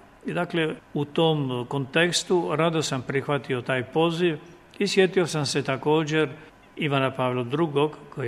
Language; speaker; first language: Croatian; native; Croatian